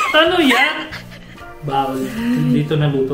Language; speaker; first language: Filipino; non-native, learner; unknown